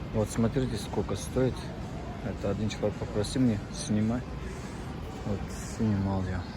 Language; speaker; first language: Russian; non-native, learner; Tajik